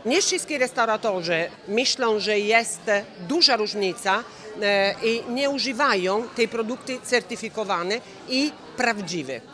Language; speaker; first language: Polish; non-native, learner; Italian